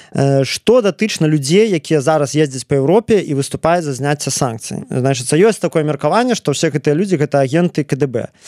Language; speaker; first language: Belarusian; native; Belarusian